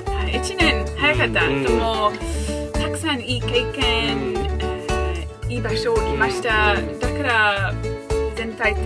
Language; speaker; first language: Japanese; non-native, learner; English